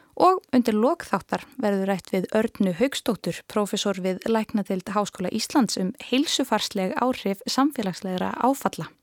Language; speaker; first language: Icelandic; native; Icelandic